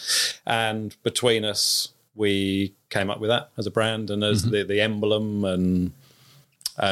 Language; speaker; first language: English; native; English